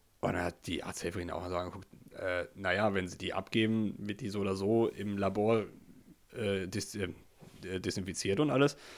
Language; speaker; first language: German; early bilingual, other home language; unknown